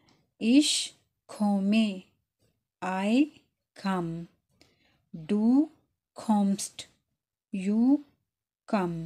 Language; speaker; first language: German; non-native, fluent; Urdu